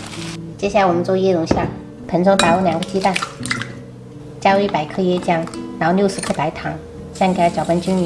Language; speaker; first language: Chinese; native; Chinese